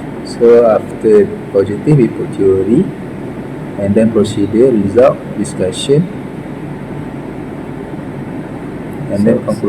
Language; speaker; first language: English; non-native, learner; Malay